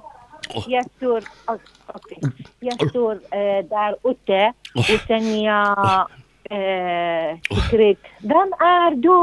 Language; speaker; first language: Swedish; non-native, learner; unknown